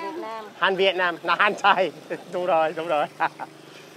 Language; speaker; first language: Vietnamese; non-native, learner; English